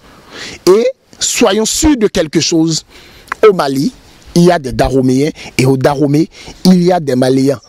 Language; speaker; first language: French; non-native, local second language; Fon